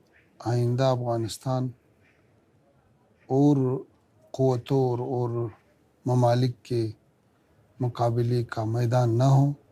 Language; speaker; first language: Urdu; non-native, learner; Pashto